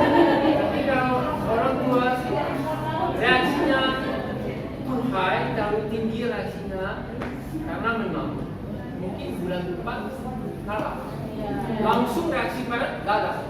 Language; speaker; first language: Indonesian; non-native, learner; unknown